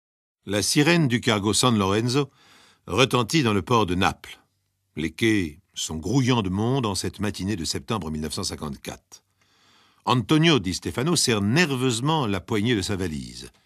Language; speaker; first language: French; native; French